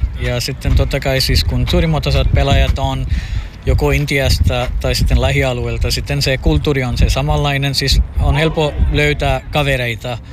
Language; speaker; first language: Finnish; non-native, fluent; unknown